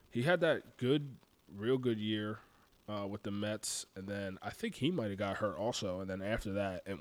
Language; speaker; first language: English; native; English